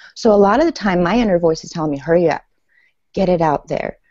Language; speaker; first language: English; early bilingual, other home language; Persian